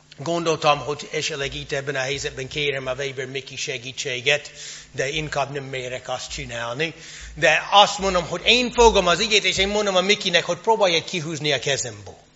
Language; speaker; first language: Hungarian; non-native, fluent; English